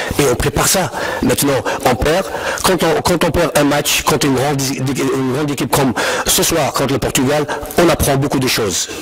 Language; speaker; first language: French; non-native, local second language; Arabic